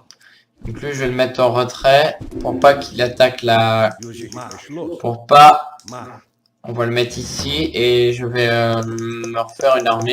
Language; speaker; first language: French; native; French